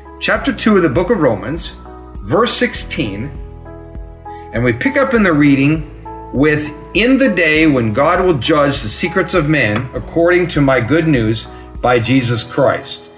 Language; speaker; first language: English; native; English